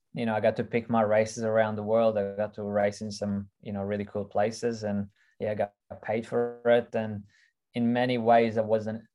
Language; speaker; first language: English; early bilingual, other home language; Russian